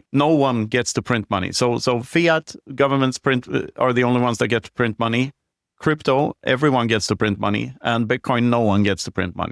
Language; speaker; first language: English; non-native, fluent; Swedish